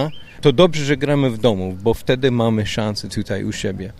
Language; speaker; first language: Polish; non-native, fluent; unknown